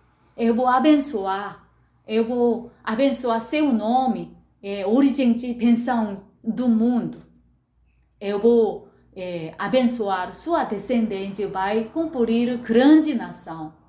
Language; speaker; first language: Portuguese; non-native, learner; Korean